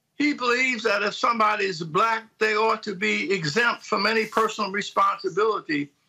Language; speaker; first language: English; native; English